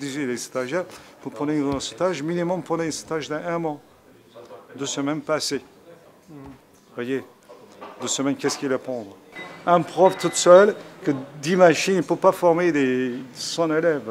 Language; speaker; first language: French; native; French